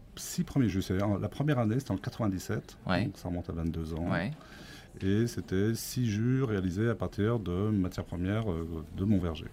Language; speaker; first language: French; native; French